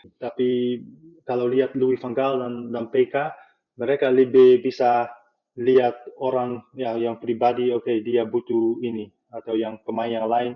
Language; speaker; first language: Indonesian; non-native, fluent; Dutch